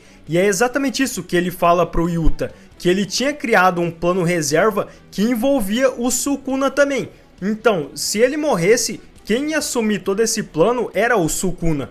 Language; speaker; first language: Portuguese; native; Portuguese